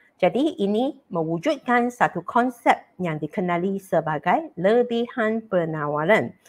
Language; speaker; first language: Malay; non-native, local second language; Chinese